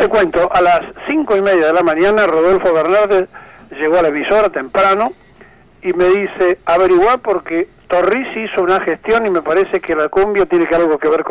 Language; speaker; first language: Spanish; native; Spanish